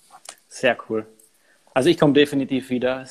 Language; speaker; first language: German; native; German